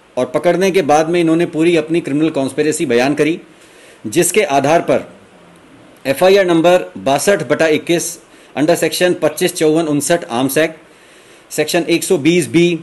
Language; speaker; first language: Hindi; native; Hindi